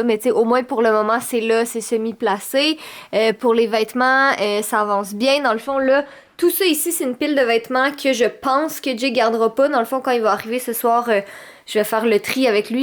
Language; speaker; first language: French; native; French